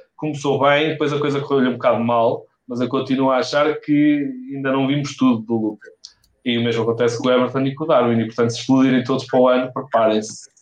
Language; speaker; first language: Portuguese; early bilingual, heritage; Portuguese